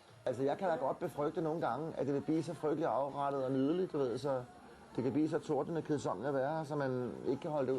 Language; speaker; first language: Danish; native; Danish